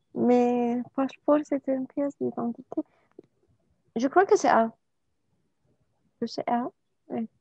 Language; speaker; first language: French; non-native, learner; Arabic